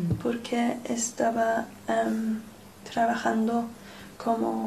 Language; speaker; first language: Spanish; non-native, learner; English